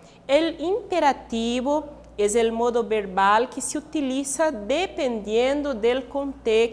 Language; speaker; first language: Spanish; non-native, learner; Portuguese